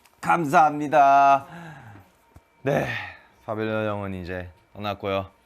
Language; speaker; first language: Korean; native; Korean